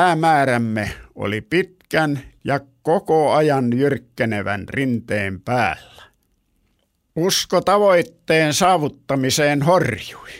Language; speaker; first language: Finnish; native; Finnish